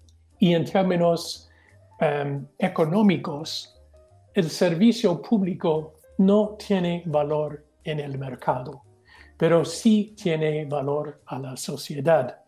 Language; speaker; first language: Spanish; non-native, fluent; English